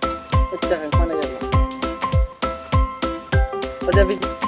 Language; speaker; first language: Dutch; non-native, learner; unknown